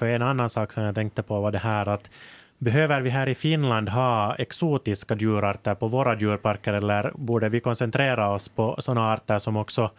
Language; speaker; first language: Swedish; native; Swedish